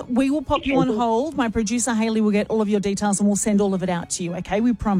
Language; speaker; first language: English; native; English